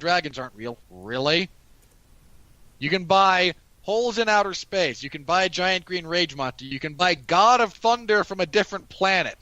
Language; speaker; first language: English; native; English